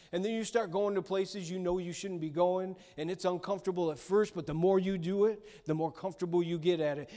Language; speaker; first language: English; native; English